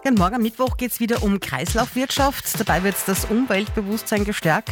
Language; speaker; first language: German; native; German